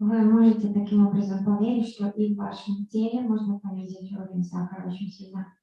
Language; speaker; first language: Russian; native; Russian